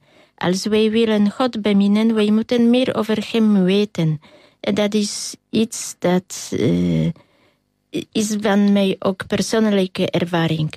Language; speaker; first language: Dutch; non-native, learner; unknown